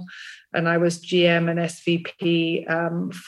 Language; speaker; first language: English; native; English